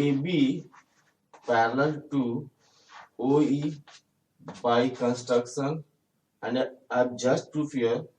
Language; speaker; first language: English; non-native, local second language; Hindi